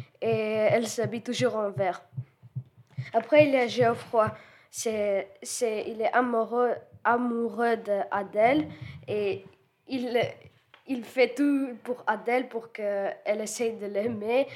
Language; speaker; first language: French; non-native, learner; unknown